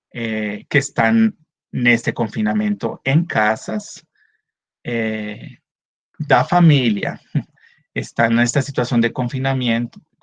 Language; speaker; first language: Portuguese; non-native, fluent; Spanish